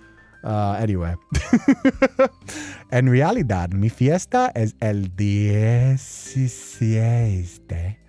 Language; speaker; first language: Spanish; non-native, learner; English